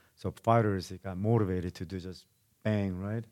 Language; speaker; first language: English; non-native, fluent; Korean